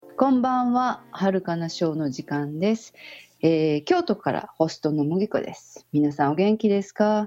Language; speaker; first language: Japanese; native; Japanese